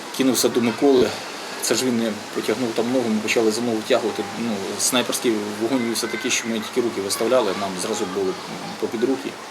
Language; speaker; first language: Ukrainian; native; Ukrainian